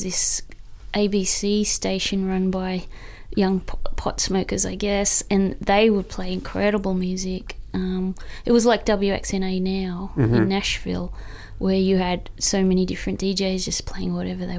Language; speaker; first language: English; native; English